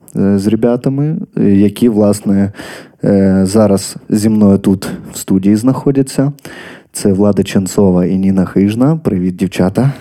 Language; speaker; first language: Ukrainian; native; Ukrainian